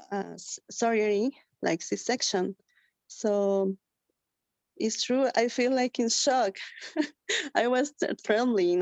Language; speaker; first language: English; non-native, learner; Spanish